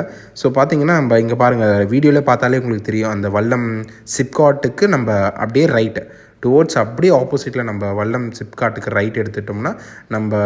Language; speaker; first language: Tamil; native; Tamil